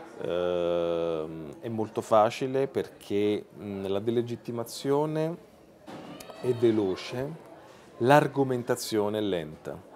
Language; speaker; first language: Italian; native; Italian